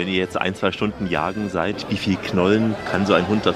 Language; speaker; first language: German; native; German